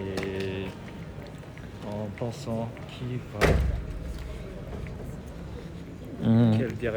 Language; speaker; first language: French; non-native, learner; Japanese